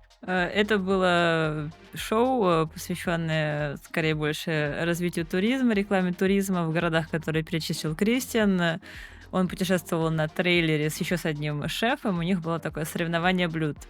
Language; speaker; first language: Russian; native; Russian